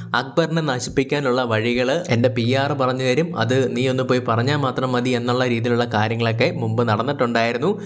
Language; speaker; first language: Malayalam; native; Malayalam